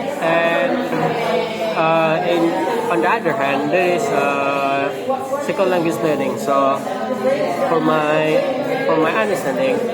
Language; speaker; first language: English; non-native, learner; Indonesian